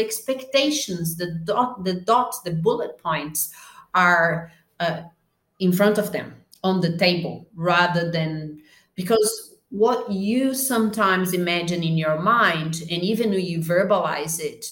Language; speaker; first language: English; non-native, fluent; Portuguese